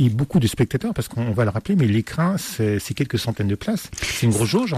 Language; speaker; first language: French; native; French